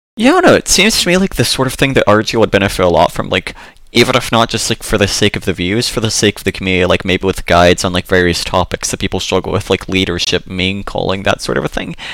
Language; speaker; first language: English; native; English